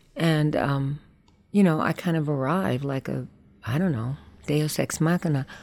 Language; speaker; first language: English; native; English